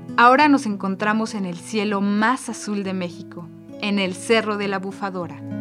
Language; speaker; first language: Spanish; native; Spanish